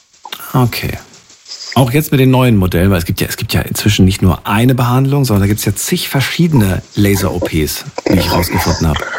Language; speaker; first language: German; native; German